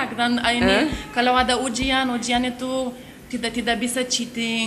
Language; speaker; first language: Indonesian; non-native, learner; Lithuanian